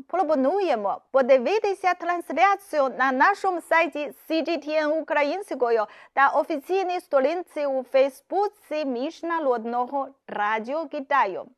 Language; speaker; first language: Ukrainian; non-native, fluent; Chinese